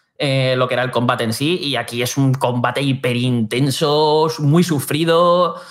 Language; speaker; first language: Spanish; native; Spanish